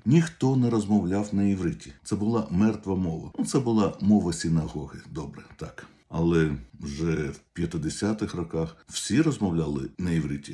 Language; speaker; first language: Ukrainian; non-native, local second language; Russian